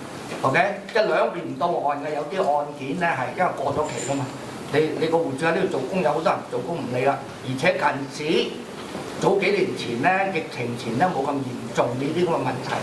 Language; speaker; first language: Cantonese; native; Cantonese